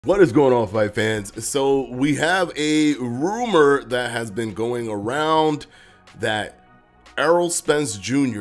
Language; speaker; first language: English; native; English